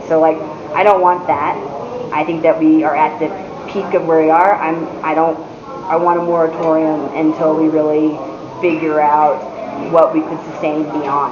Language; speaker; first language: English; native; English